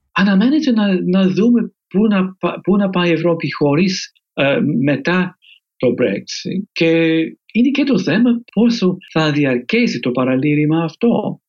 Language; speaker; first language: Greek; non-native, fluent; English